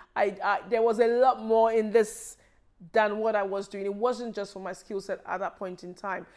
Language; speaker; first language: English; non-native, local second language; Yoruba